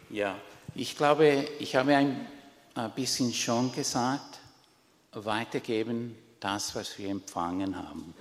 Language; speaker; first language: German; non-native, fluent; Spanish